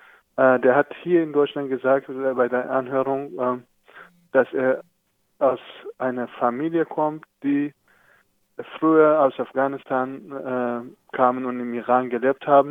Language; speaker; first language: German; non-native, fluent; Persian